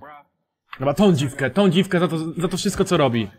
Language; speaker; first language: Polish; native; Polish